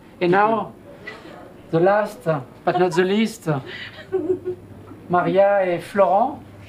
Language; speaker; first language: English; non-native, fluent; French